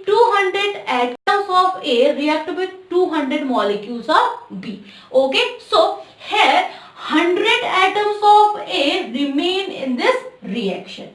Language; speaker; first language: English; non-native, local second language; Hindi